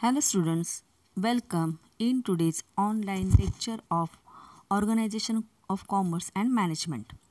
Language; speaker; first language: English; non-native, local second language; Marathi